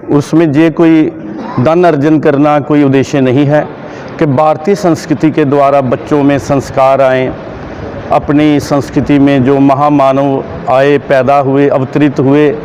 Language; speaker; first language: Hindi; non-native, local second language; Punjabi